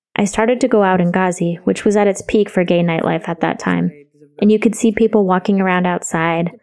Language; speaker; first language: English; non-native, fluent; Greek